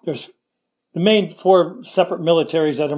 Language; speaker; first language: English; native; English